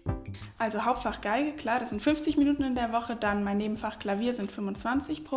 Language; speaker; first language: German; native; German